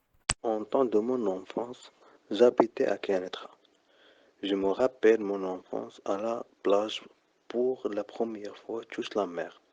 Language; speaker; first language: French; non-native, learner; Arabic